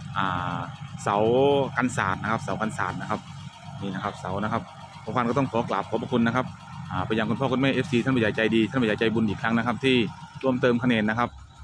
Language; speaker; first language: Thai; non-native, local second language; Northeastern Thai